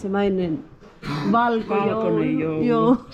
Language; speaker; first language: Finnish; non-native, learner; Filipino